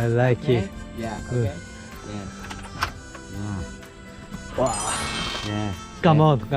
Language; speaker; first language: English; non-native, learner; Korean